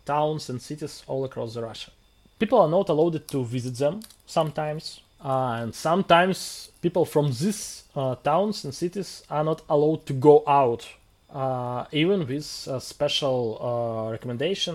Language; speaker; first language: English; non-native, fluent; Russian